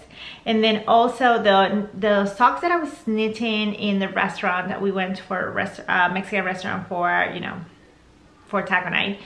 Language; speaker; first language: English; non-native, fluent; Spanish